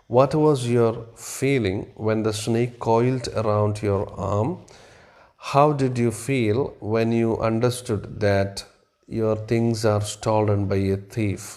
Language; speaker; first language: English; non-native, local second language; Malayalam